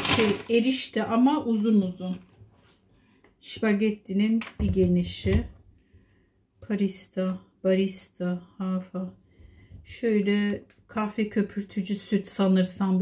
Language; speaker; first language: Turkish; native; Turkish